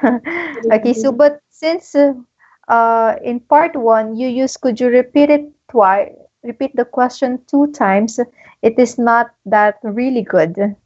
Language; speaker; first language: English; non-native, local second language; Filipino